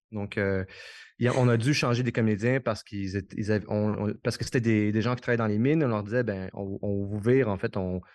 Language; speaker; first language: French; native; French